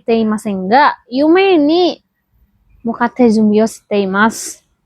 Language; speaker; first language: Japanese; non-native, learner; Indonesian